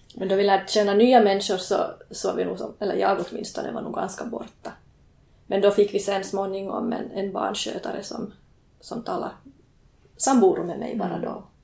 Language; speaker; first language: Swedish; native; Swedish